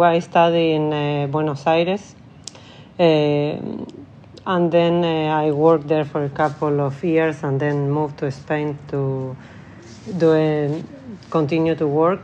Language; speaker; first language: English; non-native, learner; Spanish